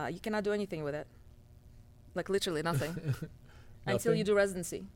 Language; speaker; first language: English; non-native, fluent; Russian